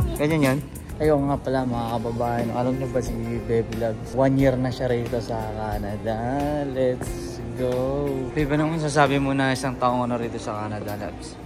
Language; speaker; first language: Filipino; native; Filipino